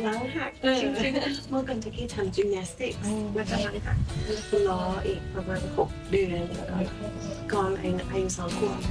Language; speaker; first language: Thai; non-native, fluent; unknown